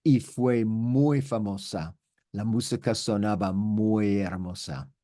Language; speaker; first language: Spanish; non-native, learner; English